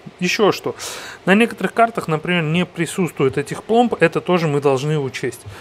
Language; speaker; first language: Russian; non-native, fluent; Georgian